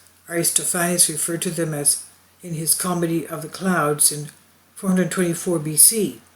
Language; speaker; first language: English; non-native, fluent; Greek